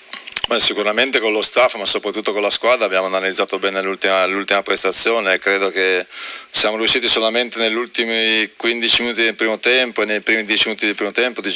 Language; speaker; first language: Italian; native; Italian